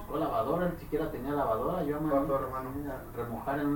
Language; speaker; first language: Spanish; native; Spanish